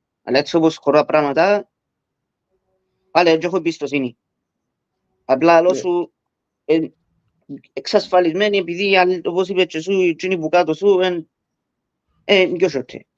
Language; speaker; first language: Greek; early bilingual, heritage; Greek